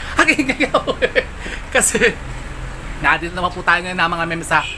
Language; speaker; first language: Filipino; native; Filipino